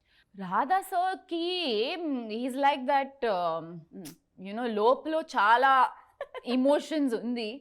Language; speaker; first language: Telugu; non-native, learner; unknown